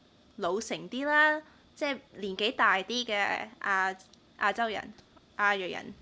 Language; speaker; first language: Cantonese; early bilingual, heritage; Cantonese